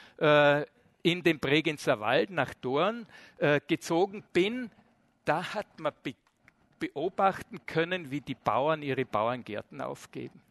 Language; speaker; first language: German; native; German